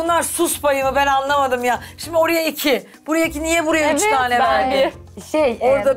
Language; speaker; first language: Turkish; native; Turkish